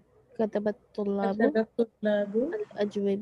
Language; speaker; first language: Arabic; non-native, learner; Urdu